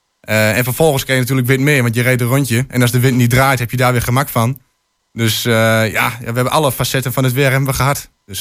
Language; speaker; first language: Dutch; native; Dutch